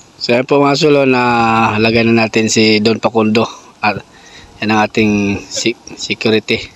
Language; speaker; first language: Filipino; non-native, local second language; Cebuano